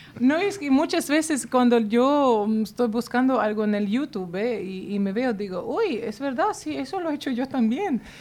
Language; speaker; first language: Spanish; non-native, fluent; Latvian